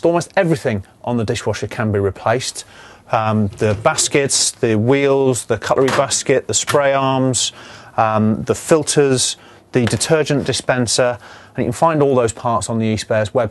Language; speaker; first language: English; native; English